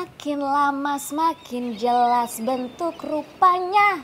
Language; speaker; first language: Indonesian; native; Indonesian